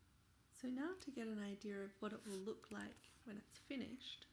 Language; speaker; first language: English; native; English